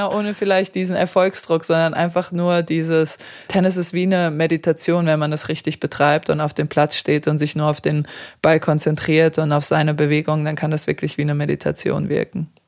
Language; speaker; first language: German; early bilingual, other home language; Serbian